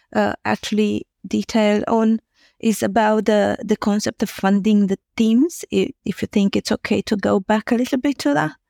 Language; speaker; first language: English; non-native, fluent; Romanian